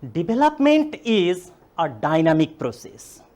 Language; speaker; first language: English; non-native, local second language; Nepali